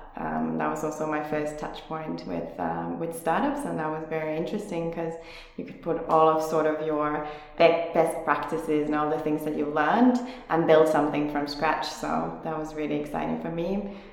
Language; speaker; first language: English; non-native, fluent; Finnish